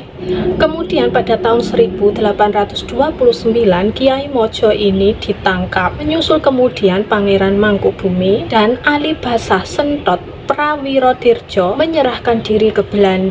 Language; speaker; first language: Indonesian; native; Indonesian